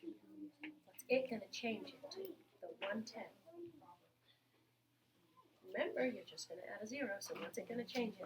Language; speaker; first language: English; native; English